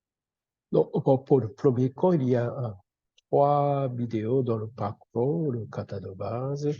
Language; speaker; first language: French; non-native, fluent; Japanese